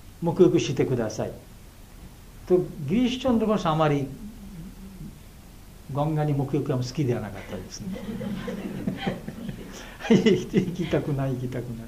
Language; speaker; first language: Japanese; non-native, fluent; Bangla